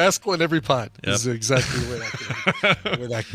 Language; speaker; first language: English; native; English